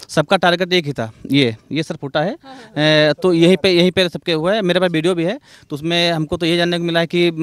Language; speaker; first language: Hindi; native; Hindi